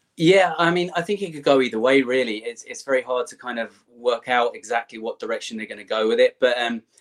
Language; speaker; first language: English; native; English